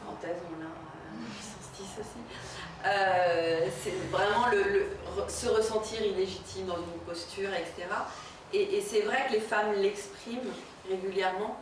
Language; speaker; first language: French; native; French